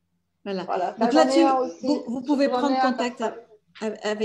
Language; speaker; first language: French; native; French